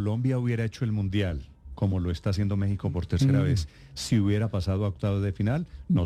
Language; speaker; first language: Spanish; native; Spanish